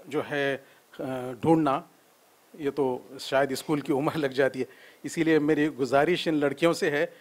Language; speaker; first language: Urdu; native; Urdu